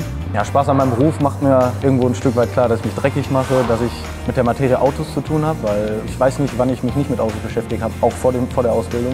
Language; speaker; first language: German; native; German